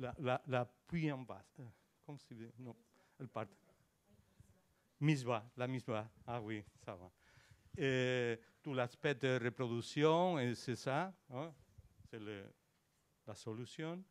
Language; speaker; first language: French; non-native, learner; Spanish